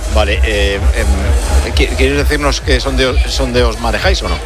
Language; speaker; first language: Spanish; native; Spanish